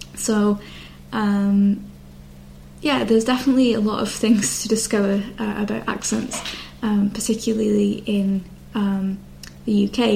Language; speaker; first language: English; native; English